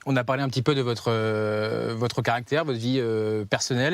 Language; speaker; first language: French; native; French